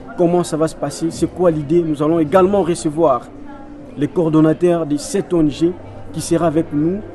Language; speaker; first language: French; non-native, local second language; Lingala